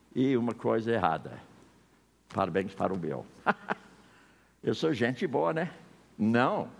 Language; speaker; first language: Portuguese; non-native, fluent; English